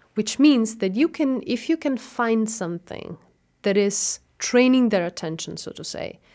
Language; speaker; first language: English; non-native, fluent; Italian